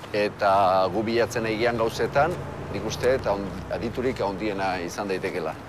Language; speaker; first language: Basque; native; Basque